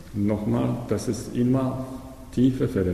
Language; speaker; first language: German; non-native, learner; Japanese